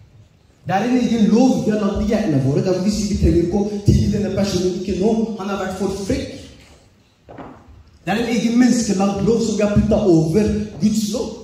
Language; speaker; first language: Norwegian; early bilingual, other home language; Oromo